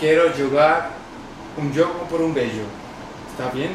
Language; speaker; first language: Portuguese; non-native, learner; Spanish